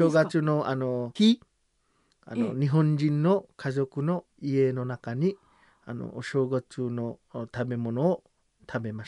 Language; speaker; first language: Japanese; non-native, learner; Samoan